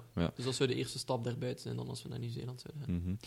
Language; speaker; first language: Dutch; native; Dutch